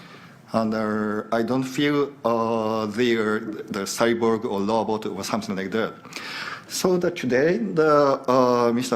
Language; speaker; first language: English; non-native, learner; Japanese